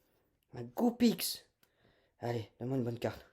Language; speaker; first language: French; native; French